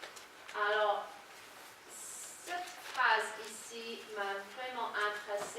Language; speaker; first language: French; non-native, fluent; English